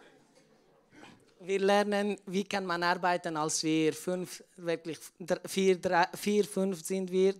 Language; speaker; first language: German; non-native, learner; Persian